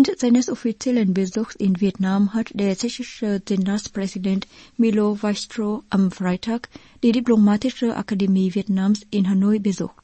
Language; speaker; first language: German; non-native, fluent; Vietnamese